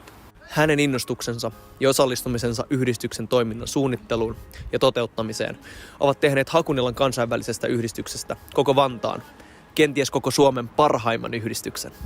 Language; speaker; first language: Finnish; native; Finnish